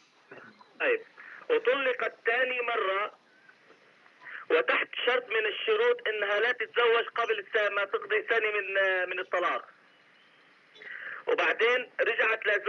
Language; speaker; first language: Arabic; native; Arabic